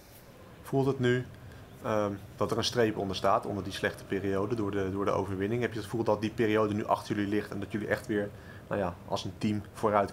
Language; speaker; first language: Dutch; native; Dutch